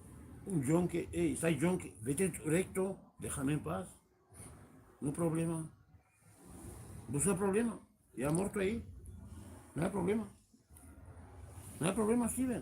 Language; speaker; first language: Spanish; non-native, learner; Romanian